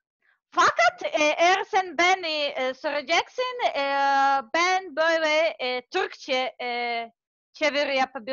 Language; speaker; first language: Turkish; non-native, learner; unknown